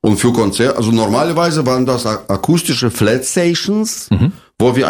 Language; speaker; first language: German; non-native, fluent; Russian